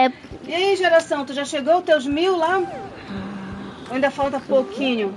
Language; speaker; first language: Portuguese; native; Portuguese